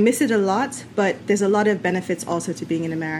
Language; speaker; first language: English; non-native, local second language; Yoruba